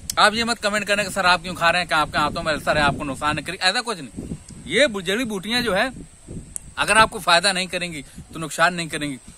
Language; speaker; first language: Hindi; native; Hindi